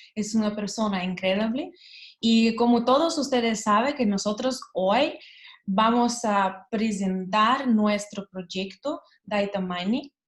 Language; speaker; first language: Spanish; non-native, learner; Russian